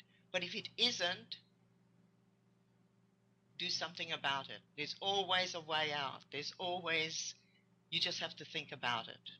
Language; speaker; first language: English; non-native, fluent; Hungarian